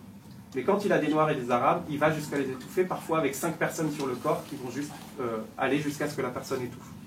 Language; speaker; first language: French; native; French